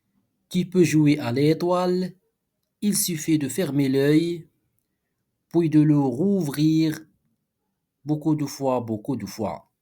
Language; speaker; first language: French; non-native, local second language; Arabic